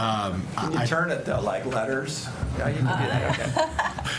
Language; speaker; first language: English; native; English